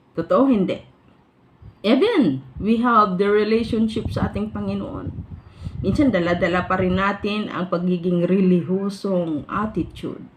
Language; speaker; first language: Filipino; non-native, local second language; Hiligaynon